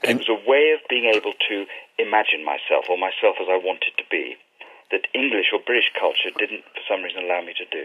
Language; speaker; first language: English; native; English